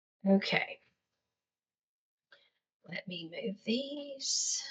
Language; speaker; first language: English; native; English